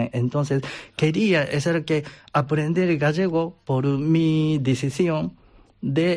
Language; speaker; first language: Spanish; non-native, learner; Japanese